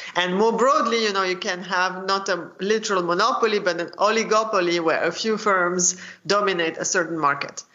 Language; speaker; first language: English; non-native, fluent; French